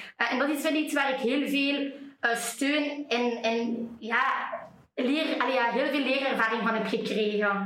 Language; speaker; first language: Dutch; native; Dutch